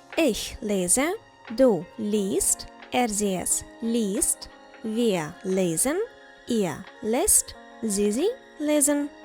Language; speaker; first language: German; non-native, fluent; Ukrainian